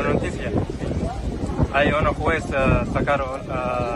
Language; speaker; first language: Spanish; non-native, learner; Arabic